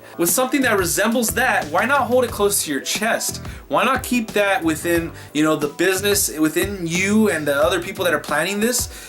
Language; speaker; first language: English; native; English